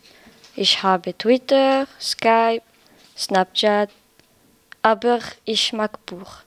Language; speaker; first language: German; non-native, learner; French